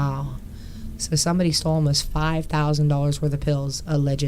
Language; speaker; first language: English; native; English